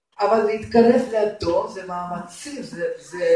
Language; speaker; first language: Hebrew; non-native, fluent; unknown